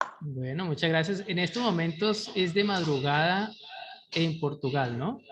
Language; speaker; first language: Spanish; native; Spanish